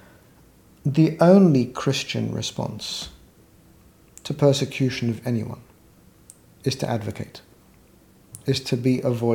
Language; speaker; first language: English; native; English